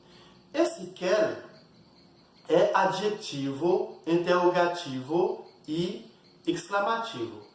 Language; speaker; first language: Portuguese; non-native, fluent; Haitian Creole